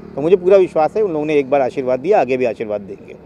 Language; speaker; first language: Hindi; native; Hindi